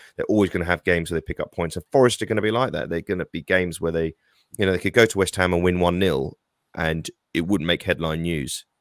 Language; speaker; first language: English; native; English